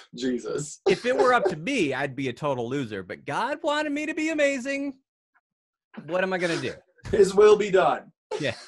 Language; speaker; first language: English; native; English